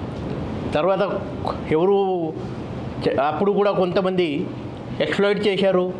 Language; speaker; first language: Telugu; non-native, fluent; Marathi